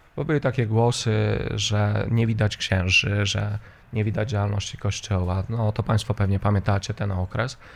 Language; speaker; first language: Polish; native; Polish